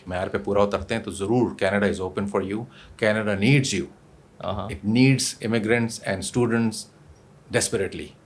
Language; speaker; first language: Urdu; native; Urdu